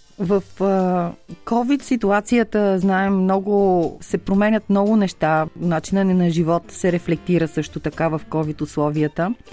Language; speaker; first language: Bulgarian; native; Bulgarian